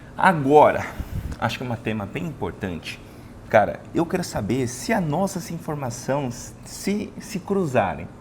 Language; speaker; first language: Portuguese; non-native, fluent; Chinese